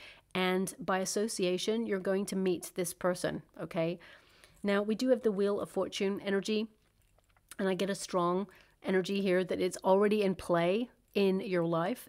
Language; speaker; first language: English; native; English